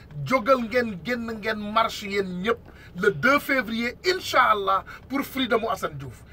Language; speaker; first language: French; non-native, local second language; Wolof